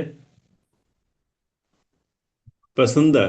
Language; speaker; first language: Hindi; non-native, learner; Bangla